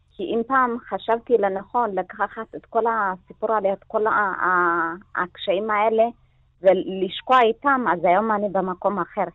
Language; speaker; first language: Hebrew; early bilingual, other home language; Amharic